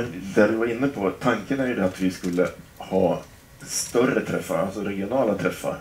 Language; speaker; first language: Swedish; native; Swedish